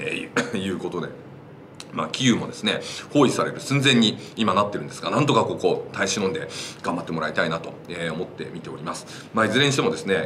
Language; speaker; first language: Japanese; native; Japanese